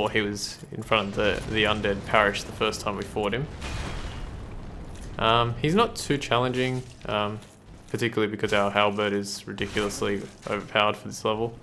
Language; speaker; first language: English; native; English